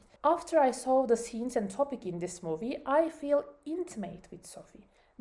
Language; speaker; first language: English; non-native, learner; Turkish